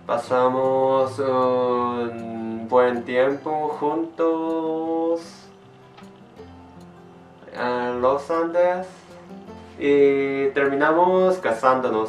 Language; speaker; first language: Spanish; non-native, learner; Korean